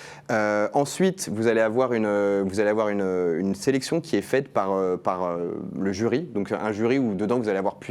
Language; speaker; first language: French; native; French